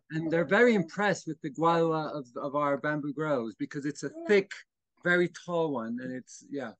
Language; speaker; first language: English; native; English